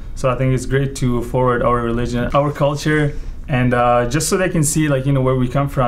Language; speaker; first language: English; early bilingual, other home language; Pashto